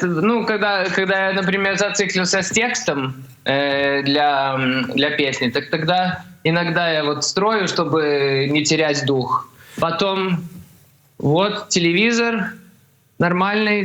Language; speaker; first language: Russian; early bilingual, heritage; Russian